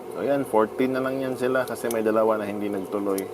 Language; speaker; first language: Filipino; non-native, local second language; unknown